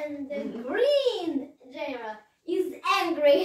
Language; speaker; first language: English; non-native, learner; Russian